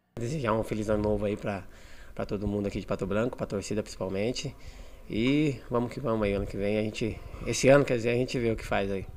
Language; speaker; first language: Portuguese; native; Portuguese